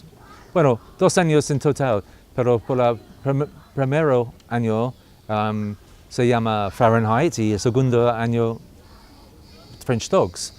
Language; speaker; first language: Spanish; non-native, learner; English